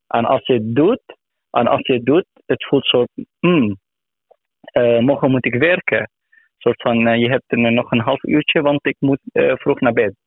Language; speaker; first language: Dutch; non-native, learner; Arabic